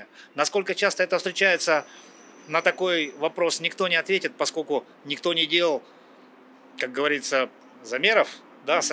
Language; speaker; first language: Russian; native; Russian